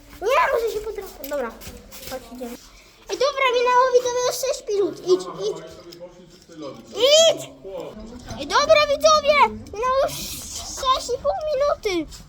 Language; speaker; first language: Polish; native; Polish